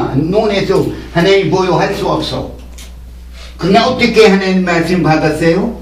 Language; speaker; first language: Korean; non-native, learner; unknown